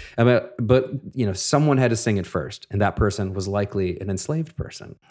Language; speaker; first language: English; native; English